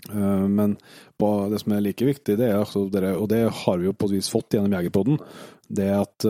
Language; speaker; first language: Norwegian; native; Norwegian